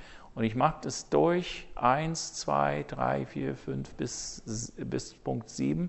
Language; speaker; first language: German; non-native, fluent; English